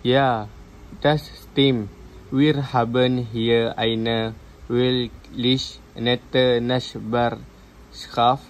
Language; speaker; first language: German; non-native, learner; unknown